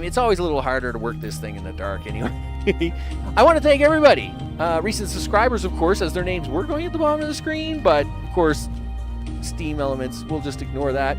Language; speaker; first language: English; native; English